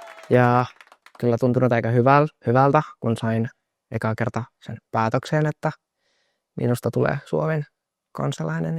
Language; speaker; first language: Finnish; non-native, fluent; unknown